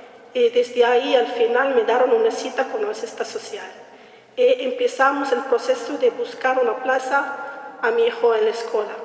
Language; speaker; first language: Spanish; non-native, learner; Arabic